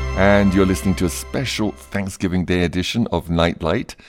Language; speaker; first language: English; native; English